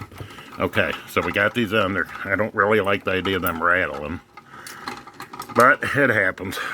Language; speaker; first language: English; native; English